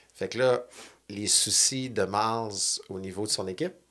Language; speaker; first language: French; native; French